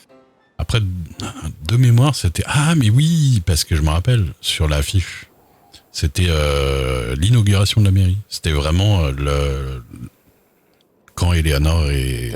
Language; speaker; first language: French; native; French